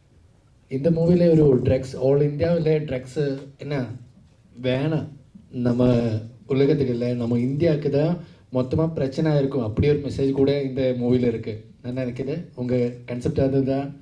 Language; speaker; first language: Tamil; non-native, learner; Malayalam